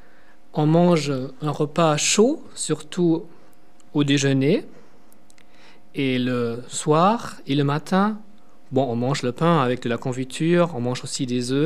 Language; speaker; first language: French; non-native, fluent; German